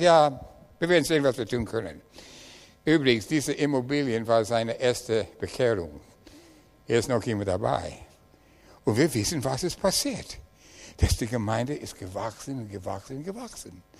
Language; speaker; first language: German; non-native, learner; English